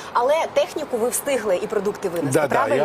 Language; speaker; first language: Ukrainian; native; Ukrainian